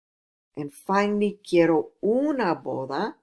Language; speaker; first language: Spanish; non-native, fluent; English